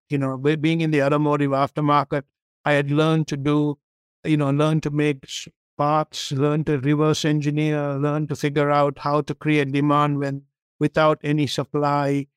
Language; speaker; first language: English; non-native, local second language; Tamil